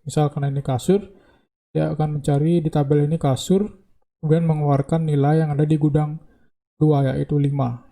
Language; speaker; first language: Indonesian; native; Indonesian